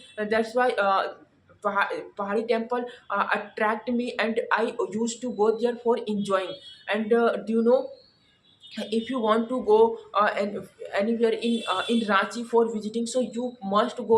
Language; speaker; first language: English; non-native, learner; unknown